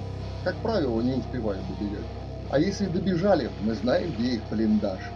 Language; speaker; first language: Russian; native; Russian